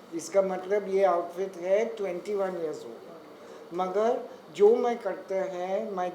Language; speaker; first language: Hindi; non-native, local second language; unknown